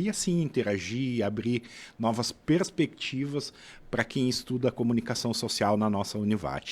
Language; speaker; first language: Portuguese; native; Portuguese